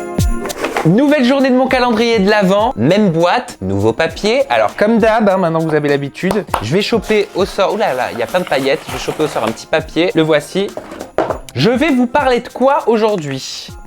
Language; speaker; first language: French; native; French